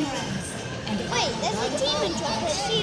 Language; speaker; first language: English; native; English